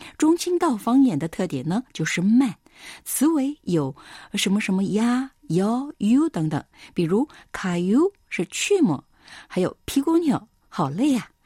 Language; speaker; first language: Chinese; non-native, fluent; Korean